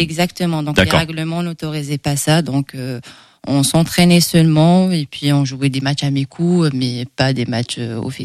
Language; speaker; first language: French; non-native, local second language; Arabic